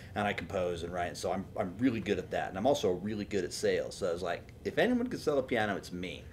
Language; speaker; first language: English; native; English